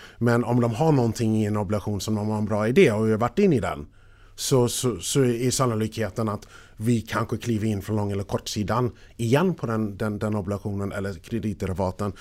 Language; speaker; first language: Swedish; non-native, fluent; English